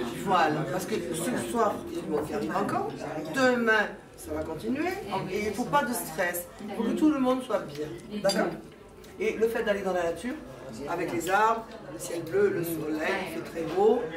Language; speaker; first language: French; native; French